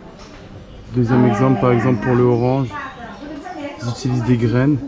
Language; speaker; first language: French; native; French